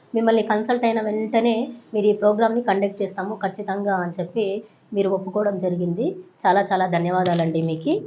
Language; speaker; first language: Telugu; native; Telugu